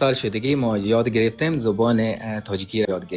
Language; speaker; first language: Persian; non-native, learner; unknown